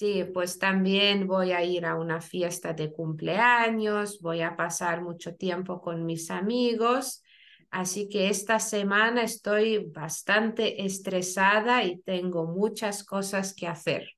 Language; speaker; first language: Spanish; non-native, fluent; Lithuanian